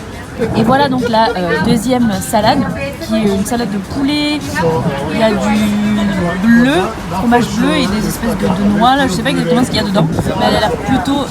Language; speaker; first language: French; native; French